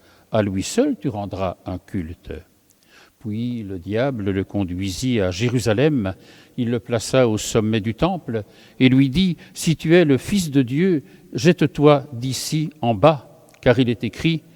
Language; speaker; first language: French; native; French